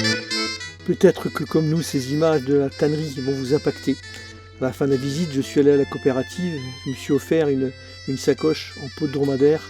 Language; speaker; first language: French; native; French